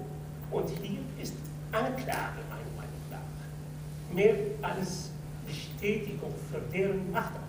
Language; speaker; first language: German; non-native, fluent; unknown